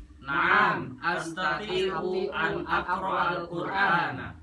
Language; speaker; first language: Arabic; non-native, learner; Indonesian